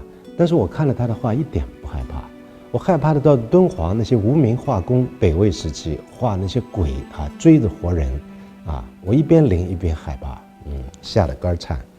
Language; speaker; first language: Chinese; native; Chinese